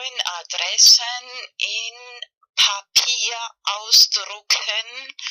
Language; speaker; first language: German; non-native, fluent; Spanish